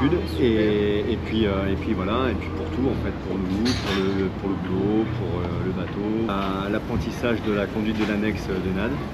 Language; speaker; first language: French; native; French